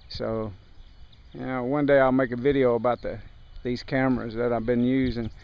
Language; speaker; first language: English; native; English